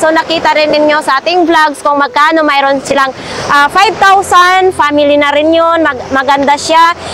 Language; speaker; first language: Filipino; non-native, local second language; Masbatenyo